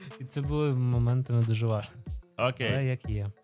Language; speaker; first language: Ukrainian; non-native, local second language; Russian